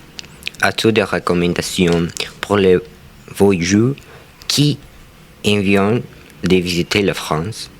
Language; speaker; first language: French; non-native, learner; Spanish